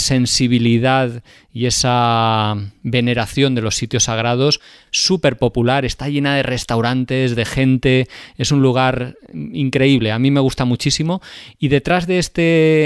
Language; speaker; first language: Spanish; native; Spanish